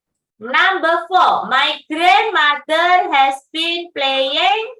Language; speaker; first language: English; non-native, fluent; Indonesian